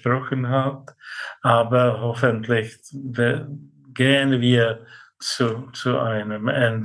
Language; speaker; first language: German; non-native, fluent; Czech